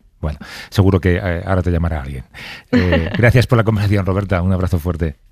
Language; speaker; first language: Spanish; native; Spanish